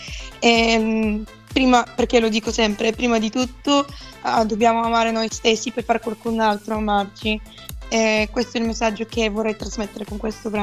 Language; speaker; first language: Italian; non-native, fluent; Bulgarian